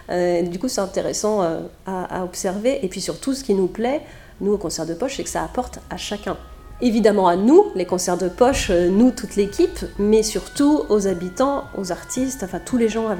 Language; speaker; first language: French; native; French